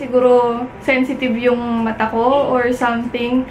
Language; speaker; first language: English; non-native, local second language; Filipino